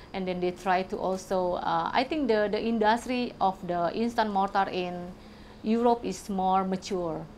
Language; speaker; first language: English; non-native, fluent; Indonesian